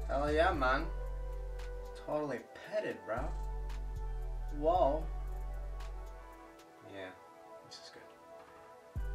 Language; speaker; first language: English; native; English